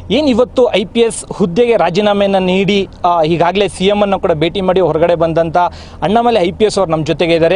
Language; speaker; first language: Kannada; native; Kannada